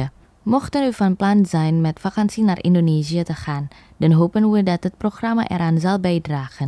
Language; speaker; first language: Dutch; non-native, fluent; Indonesian